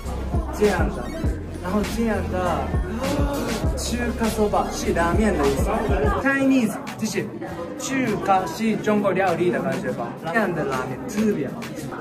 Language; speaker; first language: Chinese; non-native, learner; Japanese